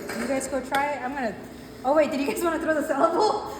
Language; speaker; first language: English; native; English